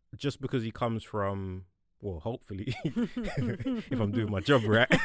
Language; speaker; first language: English; native; English